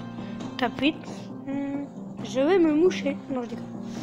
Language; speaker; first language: French; native; French